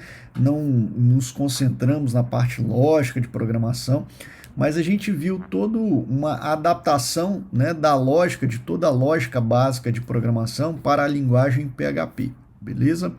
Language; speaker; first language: Portuguese; native; Portuguese